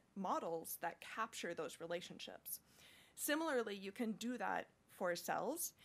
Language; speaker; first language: English; native; English